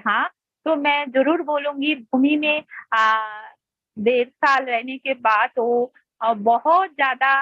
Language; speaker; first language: Hindi; non-native, local second language; Bangla